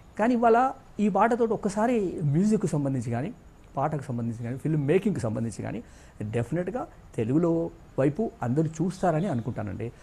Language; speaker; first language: Telugu; native; Telugu